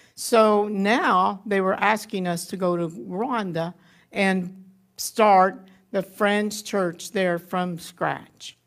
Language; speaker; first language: English; native; English